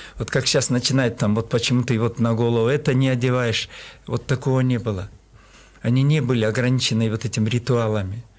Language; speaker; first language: Russian; non-native, local second language; Kyrgyz